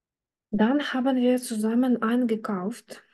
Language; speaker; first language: German; non-native, fluent; Ukrainian